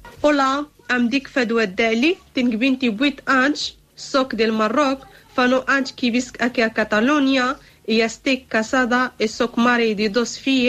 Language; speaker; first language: Catalan; non-native, learner; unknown